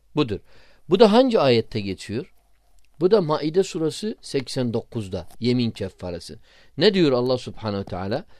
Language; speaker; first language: Turkish; non-native, fluent; Arabic